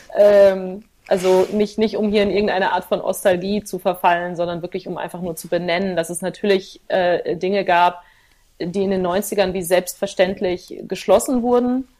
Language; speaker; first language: German; early bilingual, other home language; Plautdietsch